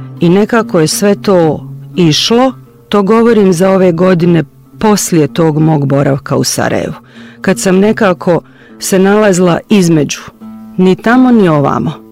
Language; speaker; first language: Bosnian; early bilingual, heritage; Bosnian